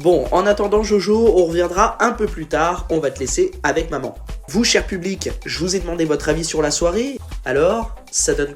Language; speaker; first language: French; native; French